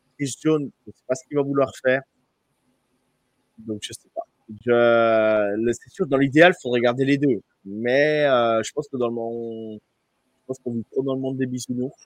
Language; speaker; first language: French; native; French